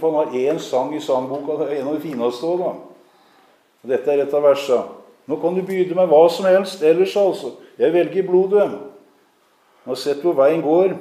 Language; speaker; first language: Norwegian; native; Norwegian